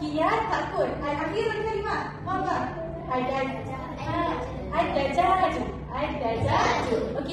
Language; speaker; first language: Arabic; non-native, learner; Malay